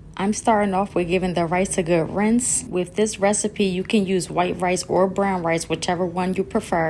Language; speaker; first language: English; native; English